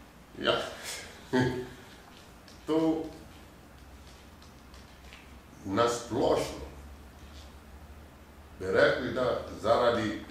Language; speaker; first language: Slovenian; non-native, fluent; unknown